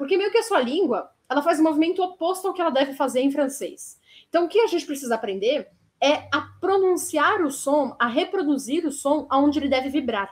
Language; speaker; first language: Portuguese; native; Portuguese